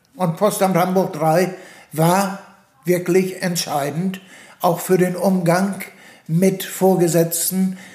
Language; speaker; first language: German; native; German